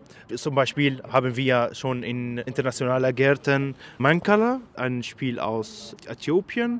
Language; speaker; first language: German; non-native, learner; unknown